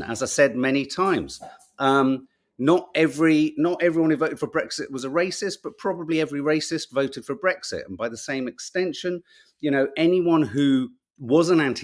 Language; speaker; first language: English; native; English